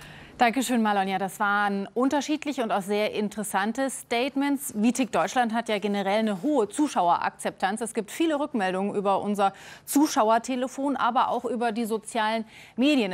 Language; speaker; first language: German; native; German